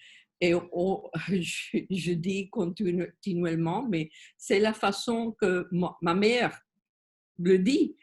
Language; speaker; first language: French; non-native, learner; Spanish